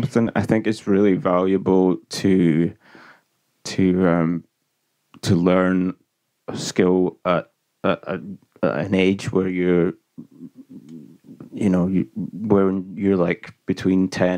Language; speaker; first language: English; native; English